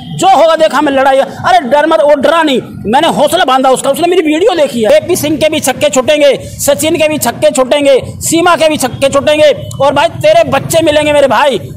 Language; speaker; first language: Hindi; native; Hindi